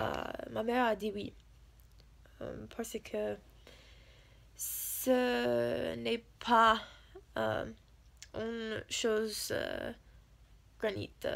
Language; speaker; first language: French; non-native, learner; English